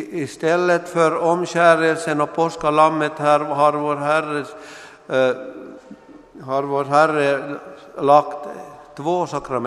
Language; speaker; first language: Swedish; non-native, local second language; Finnish